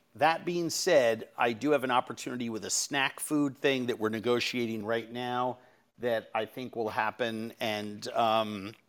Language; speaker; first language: English; native; English